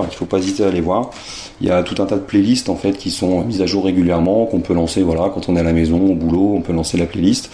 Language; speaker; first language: French; native; French